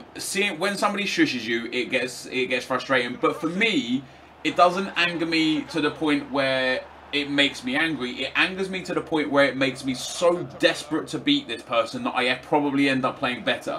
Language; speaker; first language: English; native; English